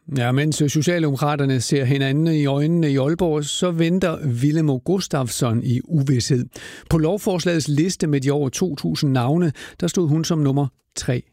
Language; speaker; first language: Danish; native; Danish